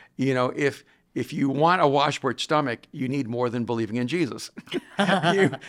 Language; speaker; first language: English; non-native, fluent; Spanish